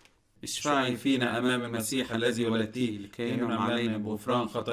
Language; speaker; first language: Arabic; native; Arabic